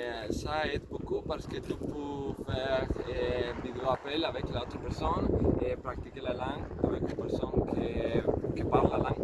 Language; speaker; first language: French; non-native, learner; Spanish